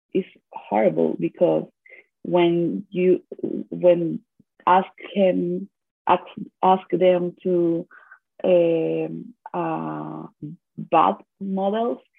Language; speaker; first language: English; non-native, learner; Spanish